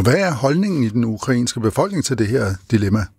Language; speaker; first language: Danish; native; Danish